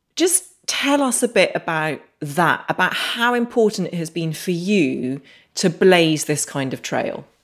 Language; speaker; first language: English; native; English